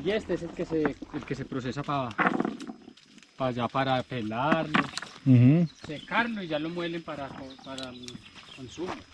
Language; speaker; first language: Spanish; native; Spanish